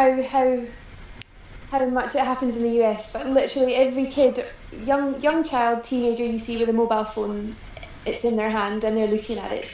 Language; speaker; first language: English; native; English